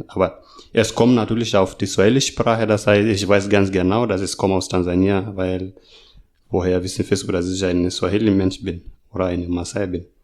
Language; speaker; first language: German; non-native, learner; Masai